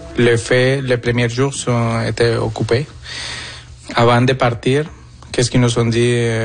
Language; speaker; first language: French; non-native, fluent; Spanish